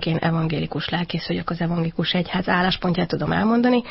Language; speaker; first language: Hungarian; native; Hungarian